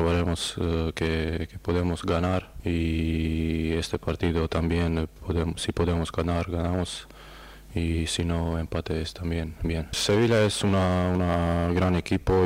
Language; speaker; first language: Spanish; non-native, learner; Croatian